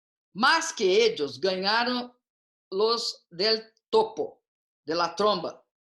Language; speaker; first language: Spanish; non-native, learner; Portuguese